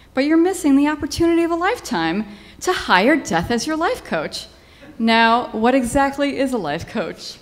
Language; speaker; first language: English; native; English